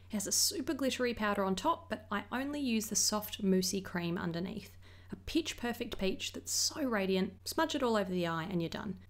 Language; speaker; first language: English; native; English